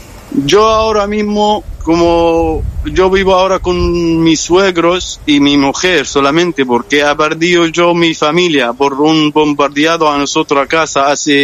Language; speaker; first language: Spanish; non-native, fluent; Arabic